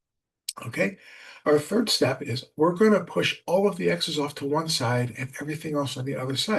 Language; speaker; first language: English; native; English